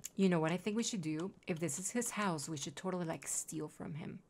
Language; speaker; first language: English; non-native, fluent; Spanish